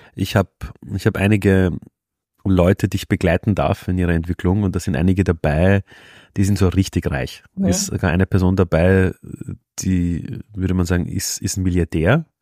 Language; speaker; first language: German; native; German